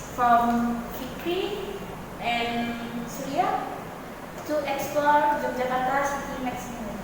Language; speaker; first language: English; non-native, learner; Indonesian